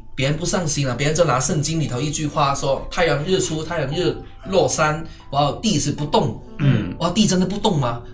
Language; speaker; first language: Chinese; non-native, local second language; Cantonese